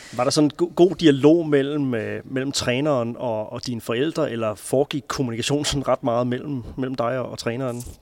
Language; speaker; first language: Danish; native; Danish